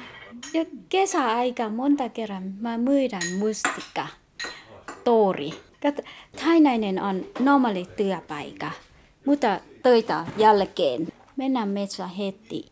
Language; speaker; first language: Finnish; non-native, learner; Thai